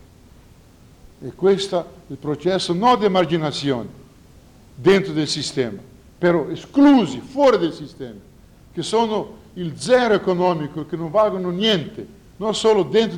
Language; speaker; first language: Italian; non-native, fluent; Portuguese